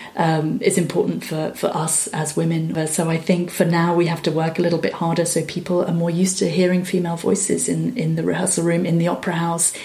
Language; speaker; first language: English; native; English